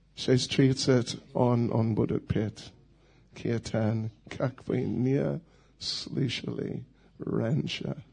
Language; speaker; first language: Russian; non-native, learner; English